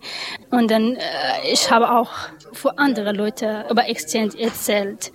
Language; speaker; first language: German; non-native, learner; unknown